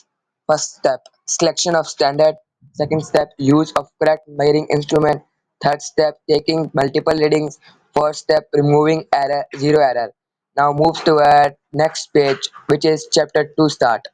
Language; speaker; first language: English; non-native, local second language; Urdu